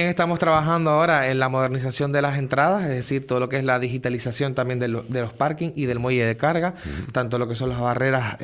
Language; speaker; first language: Spanish; native; Spanish